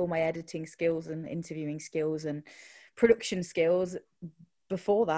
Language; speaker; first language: English; native; English